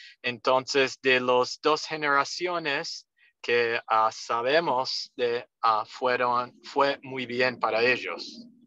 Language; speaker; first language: Spanish; non-native, fluent; English